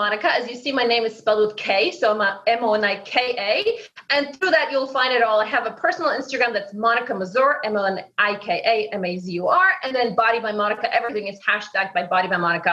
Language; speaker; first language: English; non-native, fluent; Polish